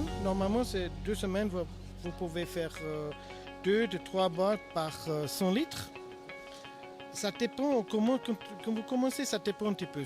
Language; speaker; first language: French; non-native, learner; German